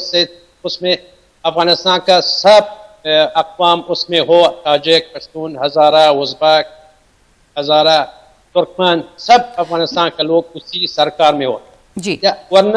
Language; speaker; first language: Hindi; non-native, fluent; Persian